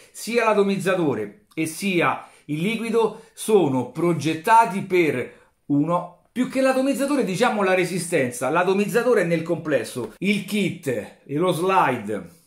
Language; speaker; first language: Italian; native; Italian